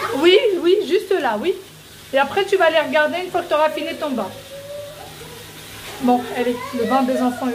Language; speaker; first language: French; native; French